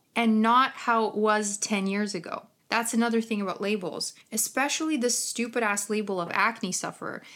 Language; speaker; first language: English; non-native, fluent; Ukrainian